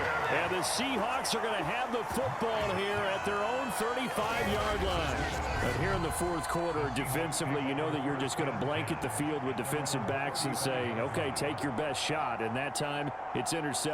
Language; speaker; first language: English; native; English